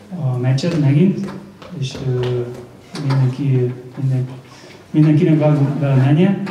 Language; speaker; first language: Hungarian; non-native, learner; Spanish